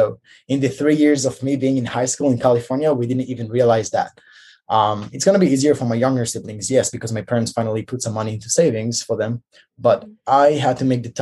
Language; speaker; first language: English; non-native, fluent; Hebrew